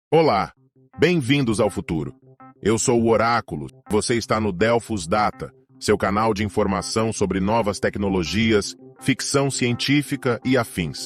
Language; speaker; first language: Portuguese; native; Portuguese